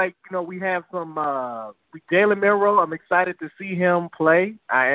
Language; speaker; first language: English; native; English